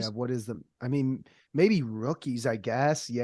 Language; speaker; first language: English; native; English